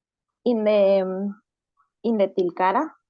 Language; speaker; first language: English; non-native, learner; Spanish